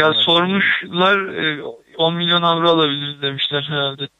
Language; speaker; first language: Turkish; native; Turkish